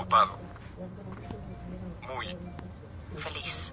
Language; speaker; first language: Spanish; non-native, learner; Russian